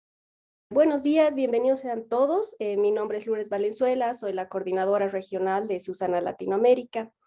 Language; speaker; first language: Spanish; native; Spanish